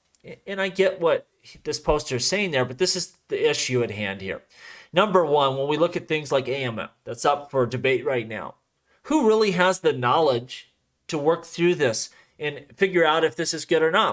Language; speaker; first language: English; native; English